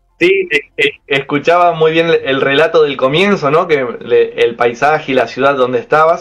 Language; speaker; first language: Spanish; native; Spanish